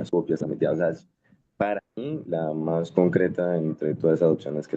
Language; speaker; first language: Spanish; native; Spanish